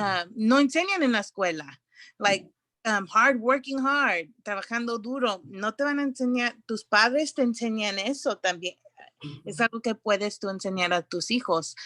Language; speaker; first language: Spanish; early bilingual, heritage; Spanish